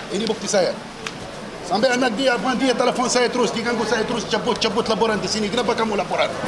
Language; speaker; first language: Indonesian; non-native, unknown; Arabic